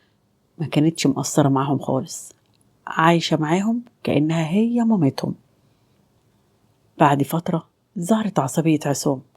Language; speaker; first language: Arabic; native; Arabic